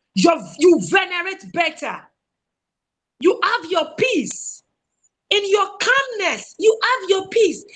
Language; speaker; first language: English; non-native, local second language; Yoruba